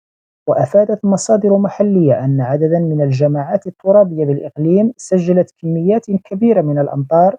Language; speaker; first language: Arabic; native; Arabic